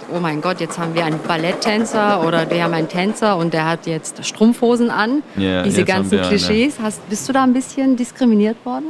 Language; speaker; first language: German; early bilingual, other home language; Turkish